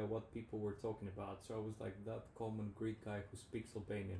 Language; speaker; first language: English; non-native, fluent; Greek